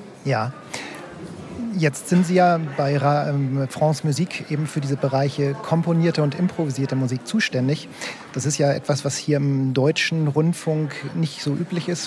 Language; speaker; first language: German; native; German